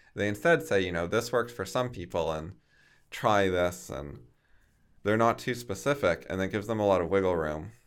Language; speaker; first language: English; native; English